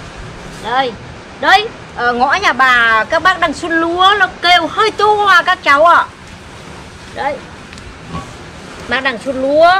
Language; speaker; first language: Vietnamese; native; Vietnamese